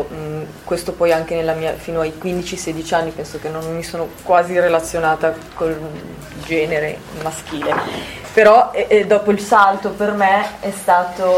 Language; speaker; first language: Italian; native; Italian